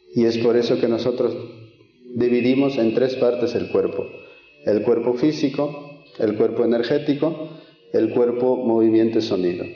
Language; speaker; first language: Spanish; early bilingual, other home language; Quechua